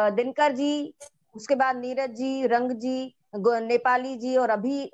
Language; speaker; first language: Hindi; non-native, local second language; Marathi